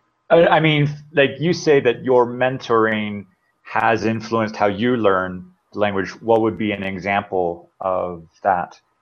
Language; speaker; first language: English; native; English